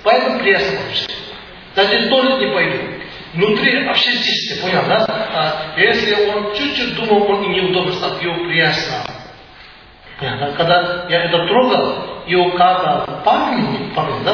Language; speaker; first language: Russian; non-native, learner; Tibetan